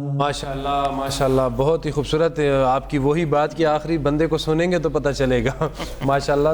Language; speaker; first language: Urdu; non-native, local second language; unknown